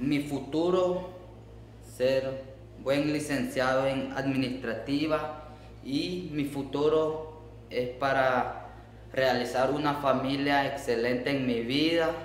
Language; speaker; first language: Spanish; non-native, local second language; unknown